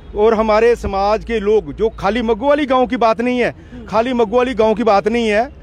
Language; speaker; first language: Hindi; native; Hindi